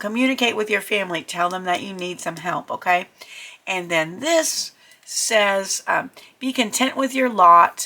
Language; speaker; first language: English; native; English